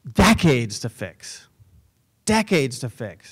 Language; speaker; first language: English; native; English